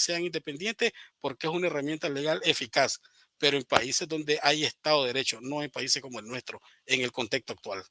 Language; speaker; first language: Spanish; native; Spanish